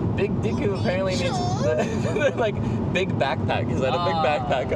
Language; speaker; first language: English; native; English